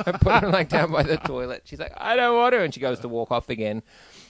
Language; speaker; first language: English; native; English